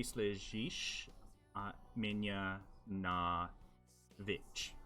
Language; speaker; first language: Russian; non-native, learner; English